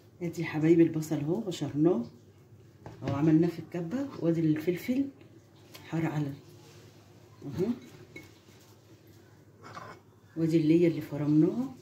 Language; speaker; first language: Arabic; native; Arabic